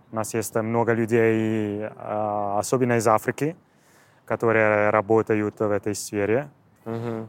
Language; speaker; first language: Russian; non-native, fluent; Italian